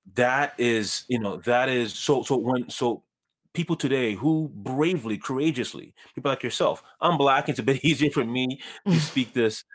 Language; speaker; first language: English; early bilingual, other home language; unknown